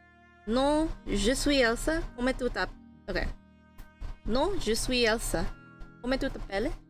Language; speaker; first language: French; non-native, learner; English